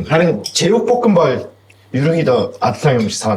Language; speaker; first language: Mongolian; non-native, fluent; Korean